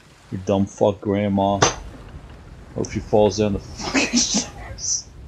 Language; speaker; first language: English; early bilingual, other home language; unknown